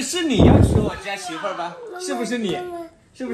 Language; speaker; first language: Chinese; native; Chinese